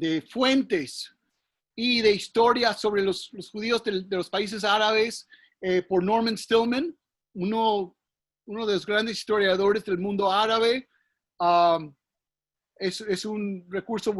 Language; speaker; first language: Spanish; early bilingual, heritage; English